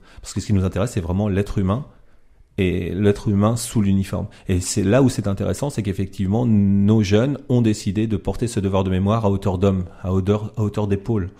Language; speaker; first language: French; native; French